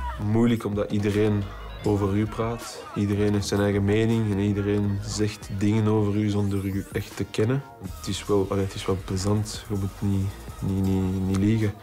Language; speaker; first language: Dutch; non-native, local second language; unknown